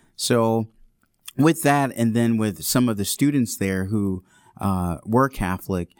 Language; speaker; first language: English; native; English